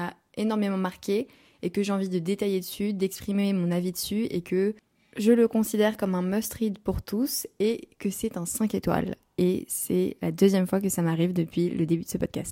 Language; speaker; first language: French; native; French